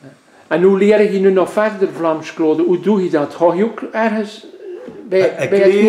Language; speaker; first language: Dutch; native; Dutch